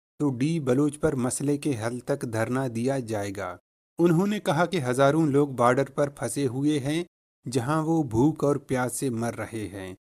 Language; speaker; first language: Urdu; non-native, local second language; Baluchi